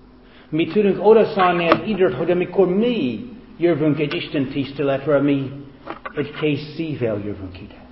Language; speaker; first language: Hungarian; non-native, fluent; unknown